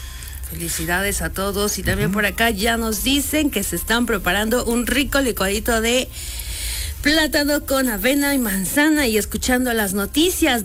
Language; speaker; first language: Spanish; native; Spanish